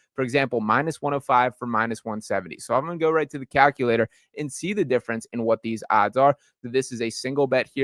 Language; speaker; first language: English; native; English